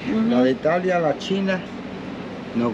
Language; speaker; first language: Spanish; native; Spanish